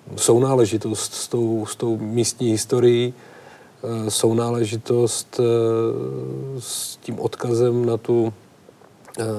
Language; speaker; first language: Czech; native; Czech